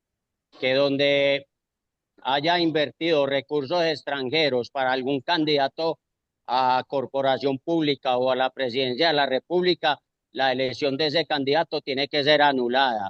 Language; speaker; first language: Spanish; native; Spanish